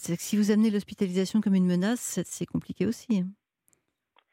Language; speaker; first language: French; native; French